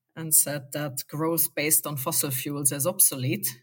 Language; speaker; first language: English; non-native, fluent; German